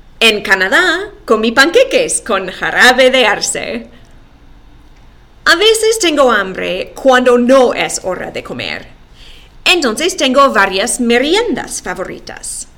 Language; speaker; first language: Spanish; non-native, fluent; English